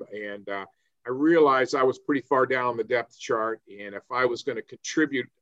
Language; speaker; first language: English; native; English